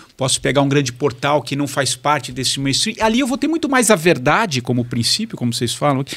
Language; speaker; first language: Portuguese; native; Portuguese